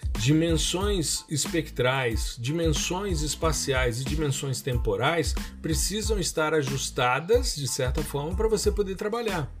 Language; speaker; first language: Portuguese; native; Portuguese